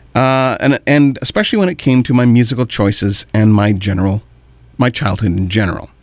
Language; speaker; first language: English; native; English